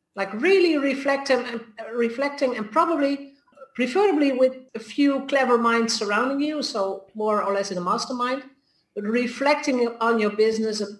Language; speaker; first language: English; non-native, fluent; Dutch